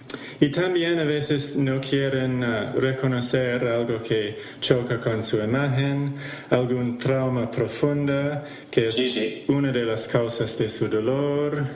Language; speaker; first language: Spanish; non-native, fluent; English